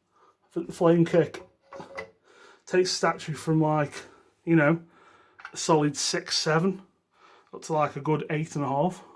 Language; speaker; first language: English; native; English